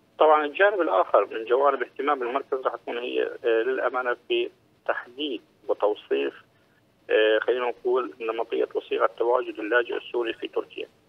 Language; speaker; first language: Arabic; native; Arabic